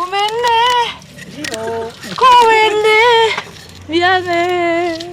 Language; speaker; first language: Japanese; non-native, learner; Korean